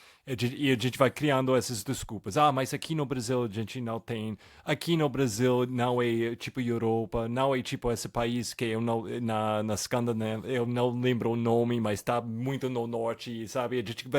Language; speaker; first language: Portuguese; non-native, fluent; English